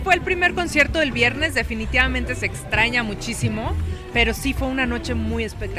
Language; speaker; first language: Spanish; native; Spanish